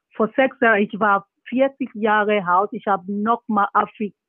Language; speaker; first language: German; non-native, fluent; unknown